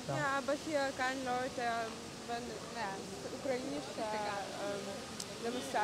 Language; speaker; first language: German; non-native, learner; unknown